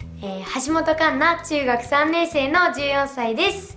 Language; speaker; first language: Japanese; native; Japanese